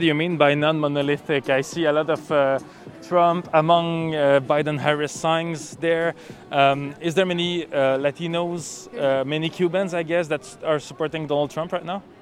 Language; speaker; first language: English; non-native, fluent; French